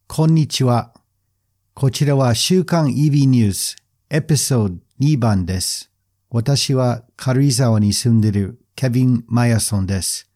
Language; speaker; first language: Japanese; non-native, fluent; English